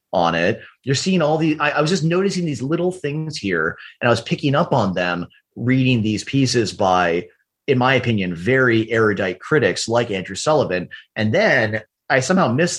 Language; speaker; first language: English; native; English